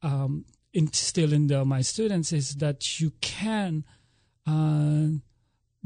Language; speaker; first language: English; non-native, local second language; Filipino